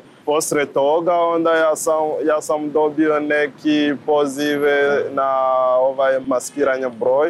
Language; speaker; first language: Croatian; non-native, learner; Rundi